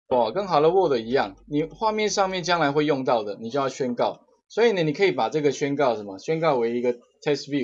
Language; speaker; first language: Chinese; native; Chinese